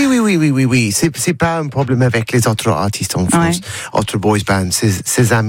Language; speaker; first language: French; non-native, learner; English